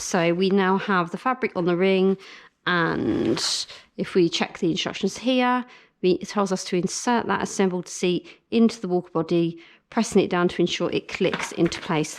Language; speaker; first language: English; native; English